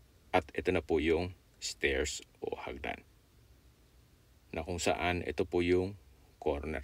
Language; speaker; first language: Filipino; native; Filipino